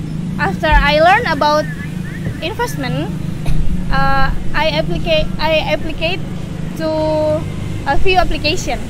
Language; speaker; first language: English; non-native, learner; Indonesian